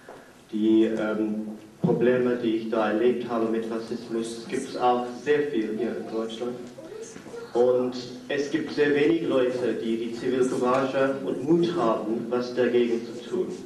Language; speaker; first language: German; non-native, fluent; English